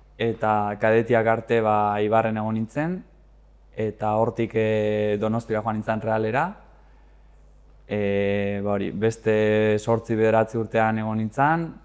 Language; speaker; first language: Basque; native; Basque